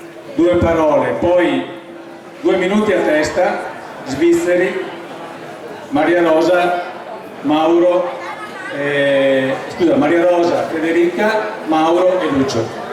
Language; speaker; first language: Italian; native; Italian